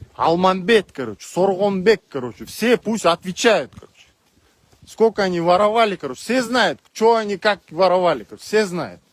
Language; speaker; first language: Russian; non-native, local second language; Kyrgyz